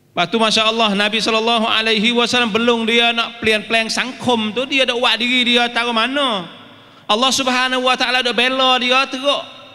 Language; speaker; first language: Malay; native; Malay